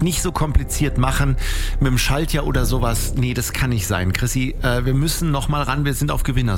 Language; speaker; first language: German; native; German